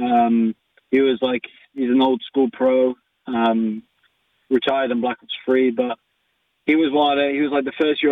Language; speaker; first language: English; native; English